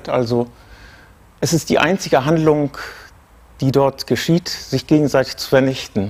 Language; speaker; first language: German; native; German